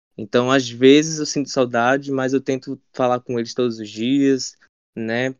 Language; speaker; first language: Portuguese; native; Portuguese